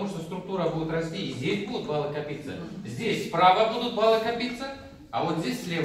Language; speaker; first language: Russian; non-native, local second language; Kazakh